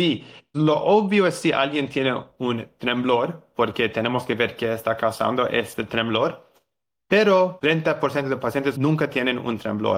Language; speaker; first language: Spanish; non-native, learner; English